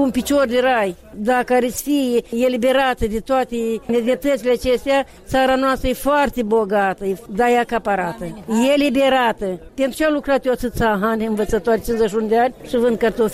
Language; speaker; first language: Romanian; native; Romanian